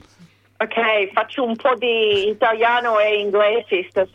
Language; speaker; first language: Italian; early bilingual, heritage; English